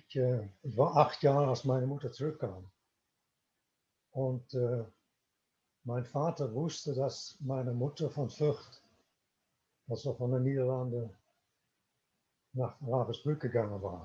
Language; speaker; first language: German; non-native, fluent; Dutch